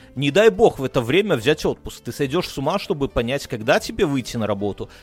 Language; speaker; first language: Russian; non-native, local second language; Belarusian